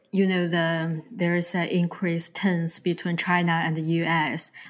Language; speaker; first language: English; non-native, fluent; Chinese